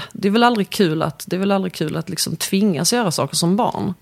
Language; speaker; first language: Swedish; early bilingual, other home language; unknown